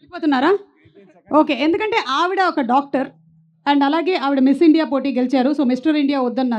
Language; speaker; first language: Telugu; native; Telugu